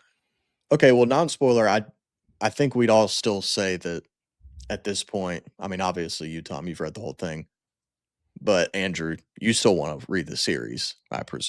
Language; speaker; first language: English; native; English